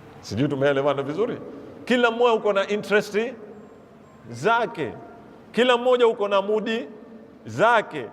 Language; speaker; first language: Swahili; native; Swahili